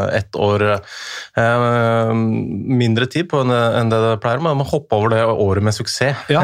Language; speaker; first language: Norwegian; native; Norwegian